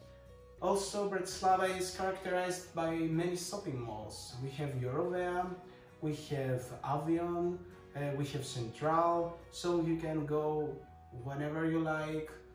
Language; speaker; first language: English; non-native, fluent; Greek